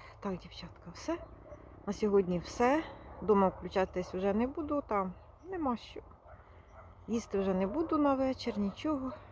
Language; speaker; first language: Ukrainian; native; Ukrainian